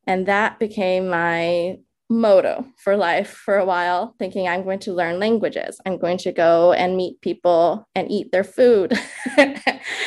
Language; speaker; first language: English; early bilingual, other home language; Chinese